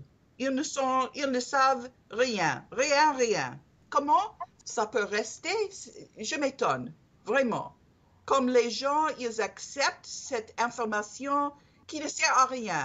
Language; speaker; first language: French; non-native, learner; English